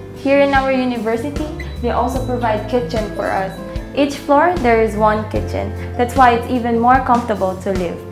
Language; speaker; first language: English; non-native, local second language; Filipino